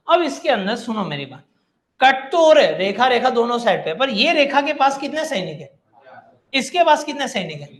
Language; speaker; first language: Hindi; non-native, local second language; Gujarati